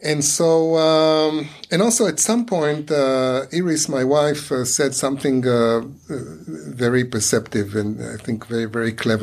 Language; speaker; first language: English; non-native, fluent; Hebrew